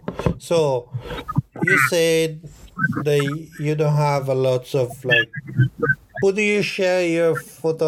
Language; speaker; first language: English; non-native, learner; Italian